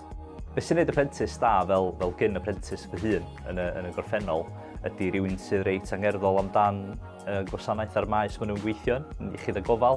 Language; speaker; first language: Welsh; native; Welsh